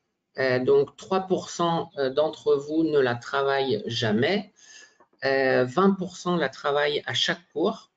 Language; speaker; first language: French; native; French